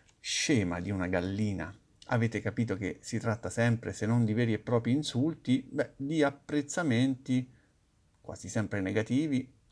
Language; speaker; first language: Italian; native; Italian